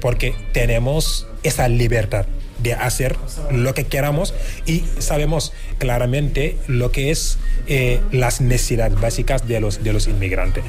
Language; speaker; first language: Spanish; non-native, fluent; Wolof